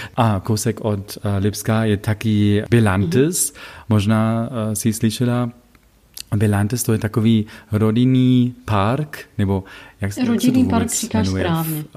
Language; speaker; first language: Czech; non-native, fluent; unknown